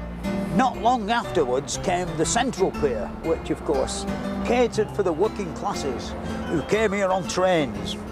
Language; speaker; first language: English; native; English